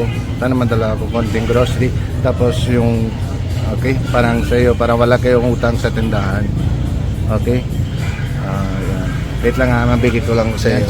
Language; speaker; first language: Filipino; non-native, local second language; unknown